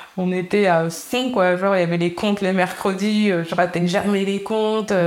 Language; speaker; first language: French; native; French